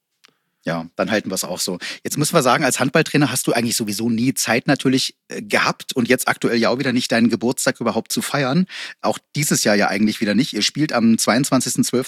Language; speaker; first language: German; native; German